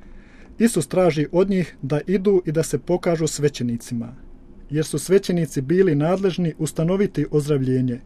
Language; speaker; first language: Croatian; native; Croatian